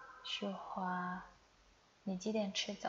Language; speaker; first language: Chinese; non-native, fluent; Indonesian